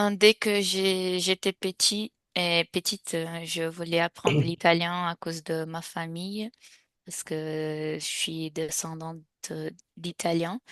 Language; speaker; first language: French; non-native, fluent; Portuguese